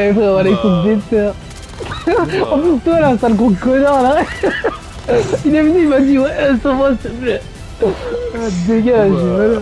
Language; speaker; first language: French; native; French